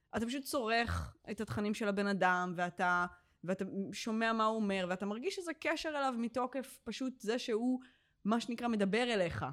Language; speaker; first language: Hebrew; native; Hebrew